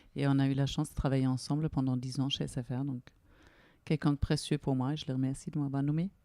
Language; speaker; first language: French; non-native, fluent; German